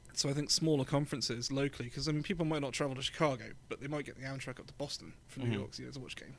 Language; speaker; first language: English; native; English